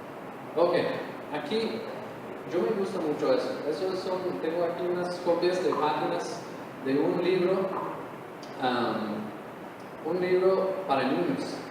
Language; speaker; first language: Spanish; non-native, fluent; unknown